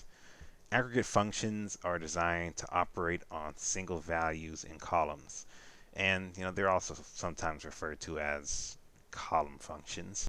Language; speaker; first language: English; native; English